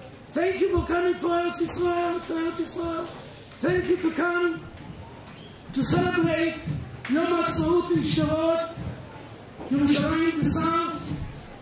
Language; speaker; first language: English; non-native, fluent; Hebrew